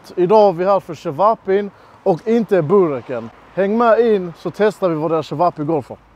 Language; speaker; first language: Swedish; native; Swedish